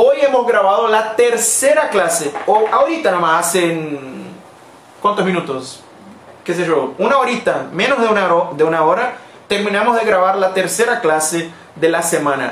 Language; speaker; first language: Spanish; non-native, fluent; Portuguese